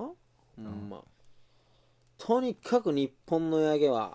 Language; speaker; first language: Japanese; native; Japanese